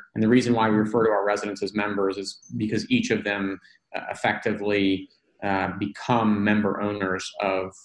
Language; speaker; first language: English; native; English